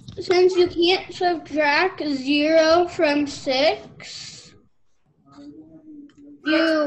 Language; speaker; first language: English; native; English